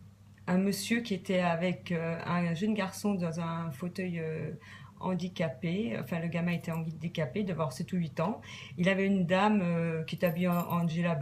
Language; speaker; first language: French; native; French